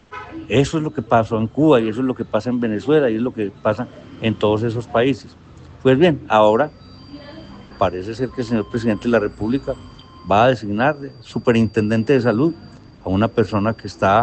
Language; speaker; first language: Spanish; native; Spanish